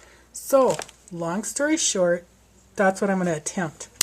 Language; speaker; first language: English; native; English